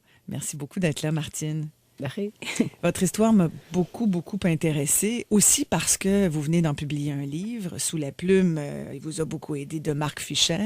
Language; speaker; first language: French; native; French